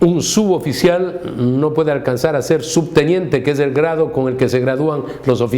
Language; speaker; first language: Spanish; native; Spanish